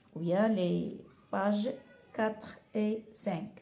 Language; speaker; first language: French; non-native, local second language; Arabic